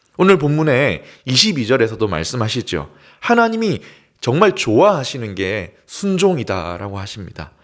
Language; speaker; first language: Korean; native; Korean